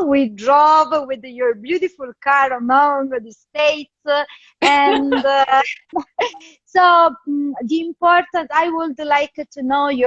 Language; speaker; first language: English; non-native, fluent; Italian